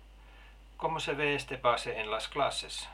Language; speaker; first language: Spanish; non-native, learner; Finnish